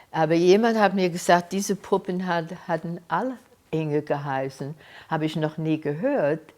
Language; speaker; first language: German; early bilingual, heritage; German